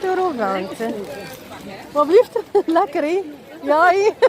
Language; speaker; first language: Dutch; non-native, learner; Arabic